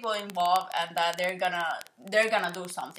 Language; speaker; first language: English; non-native, fluent; Spanish